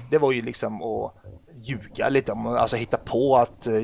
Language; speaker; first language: Swedish; early bilingual, other home language; Arabic